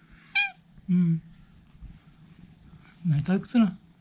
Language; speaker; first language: Japanese; native; Japanese